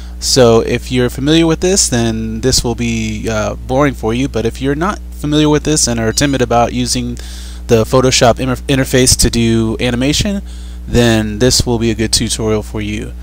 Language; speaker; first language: English; native; English